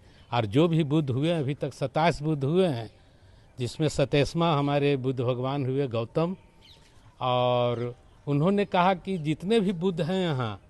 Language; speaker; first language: Hindi; native; Hindi